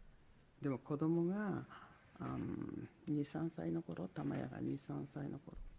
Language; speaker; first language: Japanese; native; Japanese